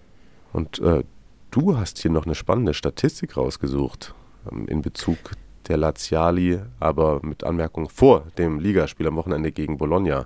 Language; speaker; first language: German; native; German